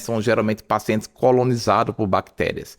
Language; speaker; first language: Portuguese; native; Portuguese